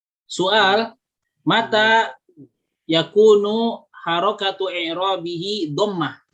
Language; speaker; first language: Arabic; non-native, fluent; Indonesian